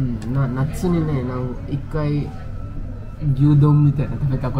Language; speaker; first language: Japanese; non-native, learner; Kannada